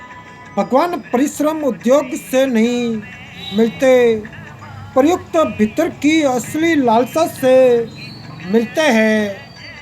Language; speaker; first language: Hindi; native; Hindi